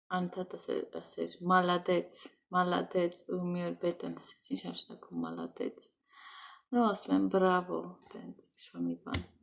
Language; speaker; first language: Armenian; native; Armenian